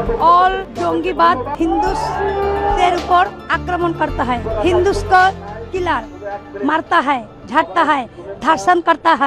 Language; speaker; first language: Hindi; non-native, learner; Bangla